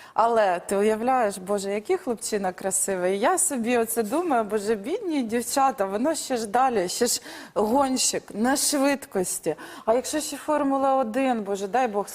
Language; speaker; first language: Ukrainian; native; Ukrainian